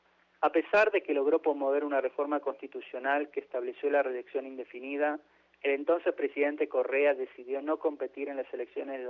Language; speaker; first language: Spanish; native; Spanish